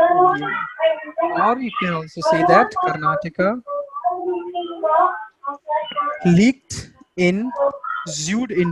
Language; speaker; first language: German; non-native, fluent; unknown